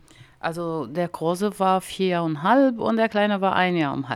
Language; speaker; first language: German; non-native, learner; Arabic